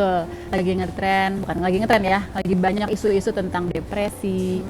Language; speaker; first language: Indonesian; native; Indonesian